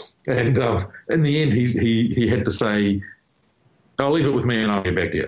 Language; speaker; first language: English; native; English